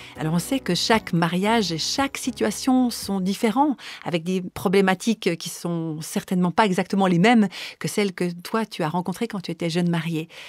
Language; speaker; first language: French; native; French